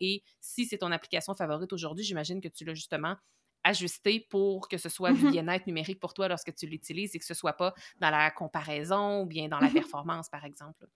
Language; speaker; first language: French; native; French